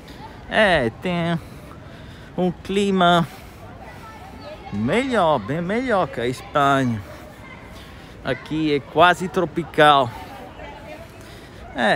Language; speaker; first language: Portuguese; non-native, fluent; Italian